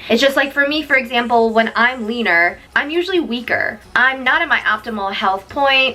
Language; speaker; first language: English; native; English